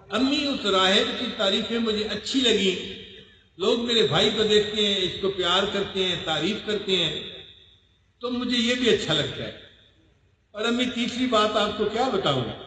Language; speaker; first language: Urdu; non-native, local second language; Punjabi